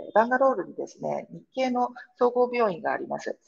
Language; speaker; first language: Japanese; native; Japanese